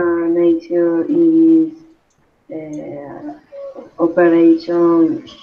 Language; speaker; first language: English; non-native, learner; Spanish